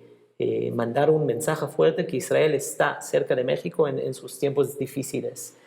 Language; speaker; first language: Spanish; non-native, fluent; Hebrew